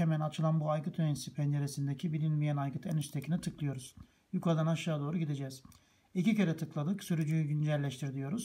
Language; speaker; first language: Turkish; native; Turkish